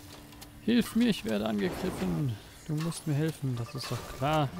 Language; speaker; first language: German; native; German